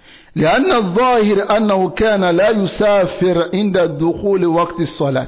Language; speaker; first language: Arabic; non-native, fluent; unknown